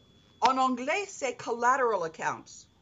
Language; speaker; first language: French; non-native, learner; English